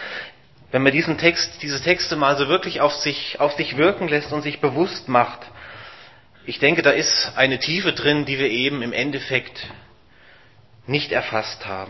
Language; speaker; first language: German; native; German